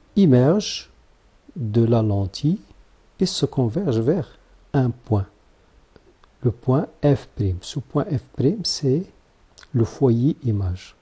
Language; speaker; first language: French; non-native, local second language; Arabic